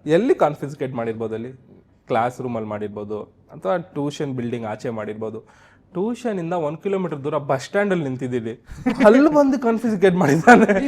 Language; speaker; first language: Kannada; non-native, local second language; Marwari